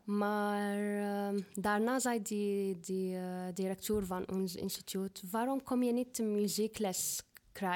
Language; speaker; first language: Dutch; non-native, learner; Arabic